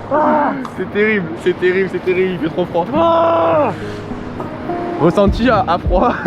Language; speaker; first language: French; native; French